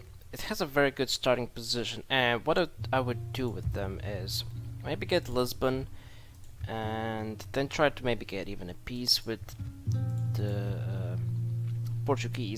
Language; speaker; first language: English; non-native, fluent; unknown